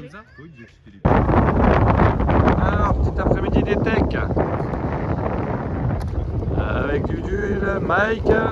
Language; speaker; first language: French; native; French